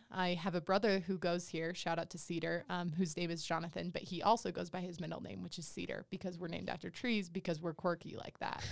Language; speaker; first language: English; native; English